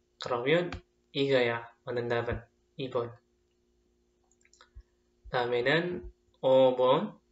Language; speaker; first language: Korean; non-native, fluent; Indonesian